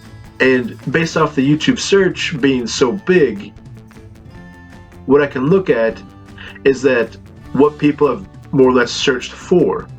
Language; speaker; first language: English; native; English